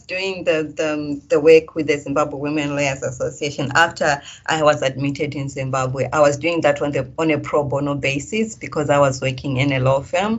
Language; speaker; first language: English; non-native, local second language; Shona